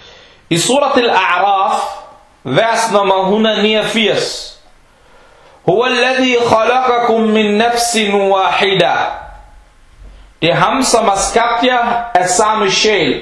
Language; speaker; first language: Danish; non-native, fluent; Arabic